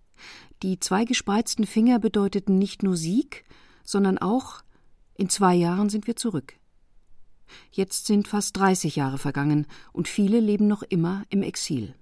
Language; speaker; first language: German; native; German